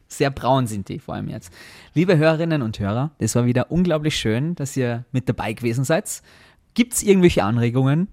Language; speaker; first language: German; native; German